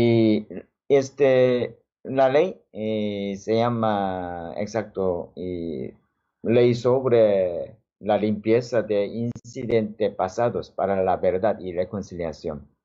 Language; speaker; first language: Spanish; non-native, learner; Korean